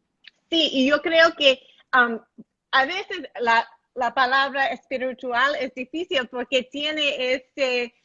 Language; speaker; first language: Spanish; non-native, learner; English